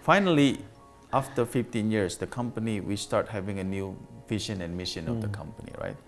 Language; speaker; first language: English; non-native, fluent; Indonesian